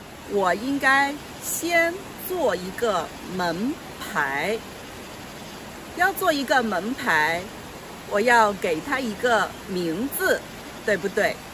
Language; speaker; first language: Chinese; non-native, local second language; Yao